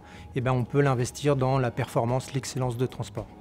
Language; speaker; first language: French; native; French